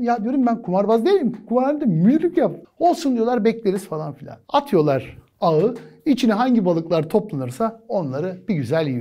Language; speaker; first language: Turkish; native; Turkish